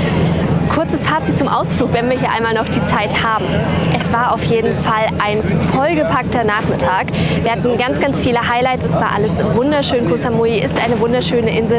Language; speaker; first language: German; native; German